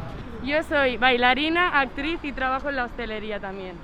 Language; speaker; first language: Spanish; native; Spanish